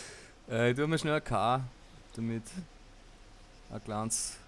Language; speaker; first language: German; native; German